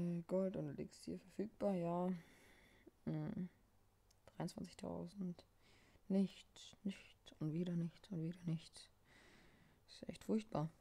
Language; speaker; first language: German; native; German